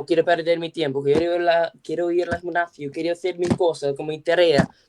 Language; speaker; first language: Spanish; non-native, learner; English